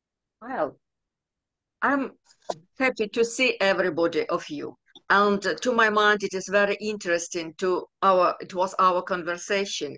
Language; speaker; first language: English; non-native, learner; Ukrainian